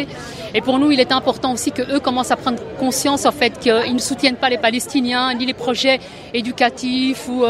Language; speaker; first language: French; native; French